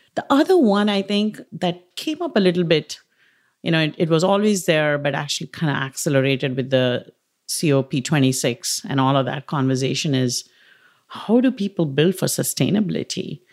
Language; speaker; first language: English; non-native, local second language; Tamil